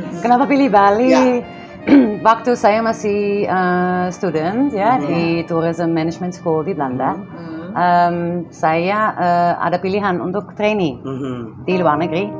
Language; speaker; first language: Indonesian; non-native, fluent; Dutch